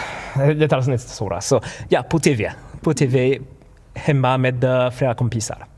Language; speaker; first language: Swedish; non-native, learner; French